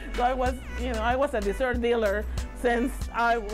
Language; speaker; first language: English; non-native, fluent; Spanish